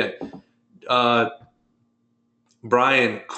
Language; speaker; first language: Spanish; non-native, fluent; English